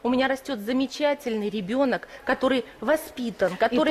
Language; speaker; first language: Russian; native; Russian